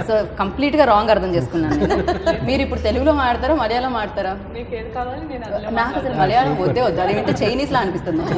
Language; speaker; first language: Telugu; native; Telugu